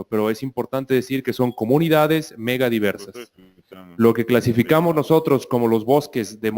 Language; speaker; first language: Spanish; native; Spanish